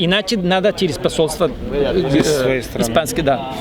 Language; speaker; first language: Russian; non-native, fluent; Spanish